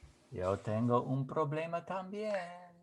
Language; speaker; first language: Spanish; non-native, fluent; English